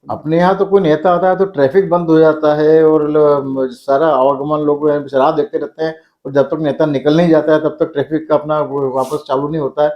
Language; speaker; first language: Hindi; native; Hindi